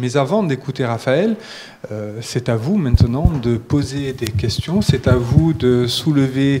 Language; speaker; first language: French; native; French